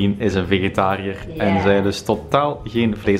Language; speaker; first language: Dutch; native; Dutch